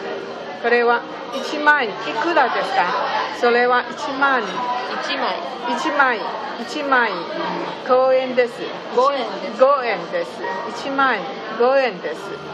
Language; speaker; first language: Japanese; non-native, learner; Chinese